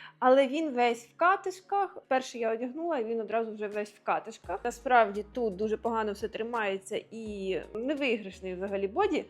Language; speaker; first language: Ukrainian; non-native, local second language; Russian